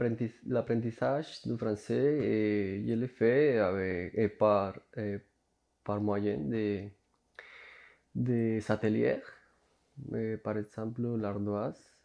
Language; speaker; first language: French; non-native, learner; Spanish